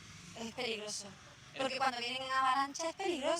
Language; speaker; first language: Spanish; native; Spanish